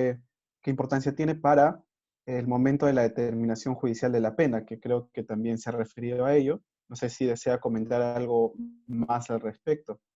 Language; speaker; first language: Spanish; native; Spanish